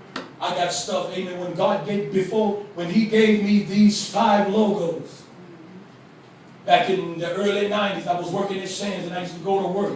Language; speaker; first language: English; native; English